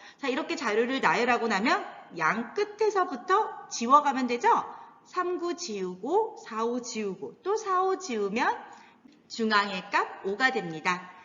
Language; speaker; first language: Korean; native; Korean